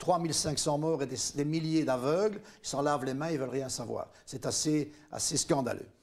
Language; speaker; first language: French; native; French